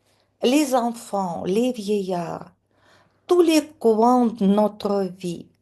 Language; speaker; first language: French; non-native, fluent; Russian